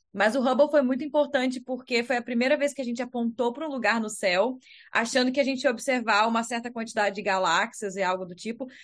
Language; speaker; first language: Portuguese; native; Portuguese